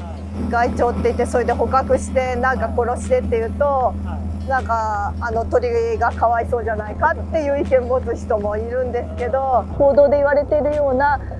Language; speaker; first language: Japanese; native; Japanese